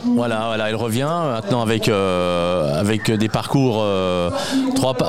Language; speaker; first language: French; native; French